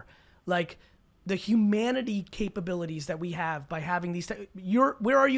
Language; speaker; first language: English; early bilingual, other home language; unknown